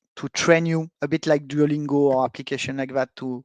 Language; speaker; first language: English; non-native, fluent; French